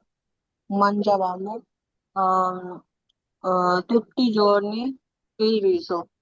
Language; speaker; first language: Italian; non-native, learner; Urdu